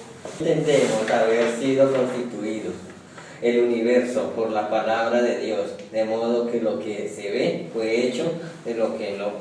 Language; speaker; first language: Spanish; native; Spanish